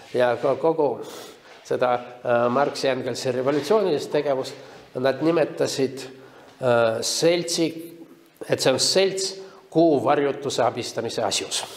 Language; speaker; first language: Estonian; non-native, local second language; Russian